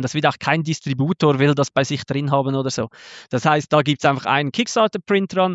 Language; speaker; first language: German; native; German